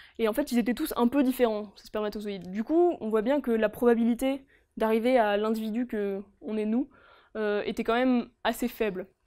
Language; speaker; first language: French; native; French